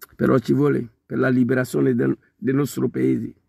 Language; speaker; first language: Italian; non-native, learner; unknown